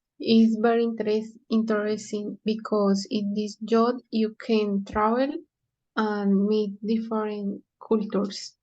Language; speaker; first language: English; non-native, learner; Spanish